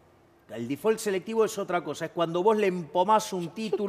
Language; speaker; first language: Spanish; native; Spanish